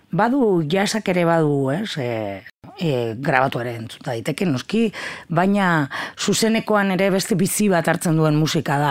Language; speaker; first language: Basque; native; Basque